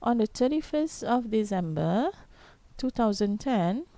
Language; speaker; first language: English; non-native, local second language; Malay